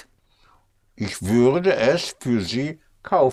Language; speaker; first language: German; non-native, fluent; English